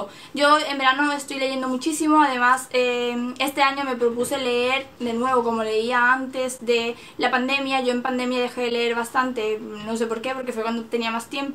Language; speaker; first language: Spanish; native; Spanish